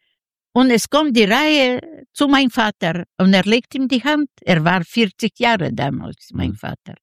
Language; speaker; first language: German; non-native, learner; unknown